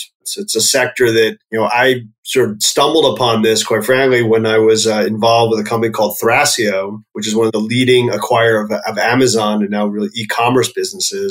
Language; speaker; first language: English; native; English